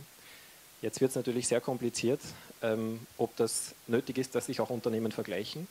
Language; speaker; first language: German; native; German